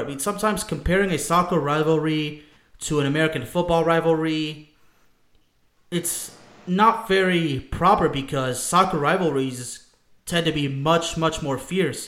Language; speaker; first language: English; native; English